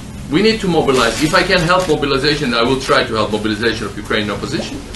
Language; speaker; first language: English; non-native, fluent; Georgian